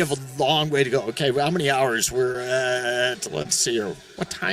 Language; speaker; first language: English; native; English